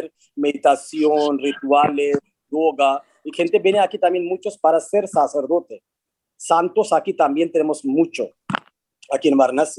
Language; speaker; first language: Spanish; non-native, fluent; Hindi